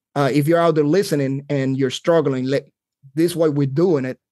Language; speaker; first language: English; non-native, fluent; Spanish